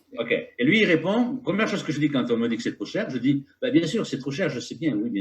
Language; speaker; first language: French; native; French